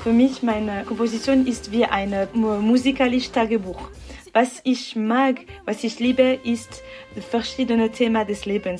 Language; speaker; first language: German; non-native, learner; French